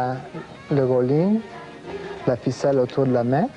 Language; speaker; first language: French; non-native, fluent; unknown